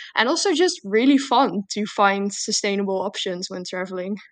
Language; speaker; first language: English; non-native, fluent; Dutch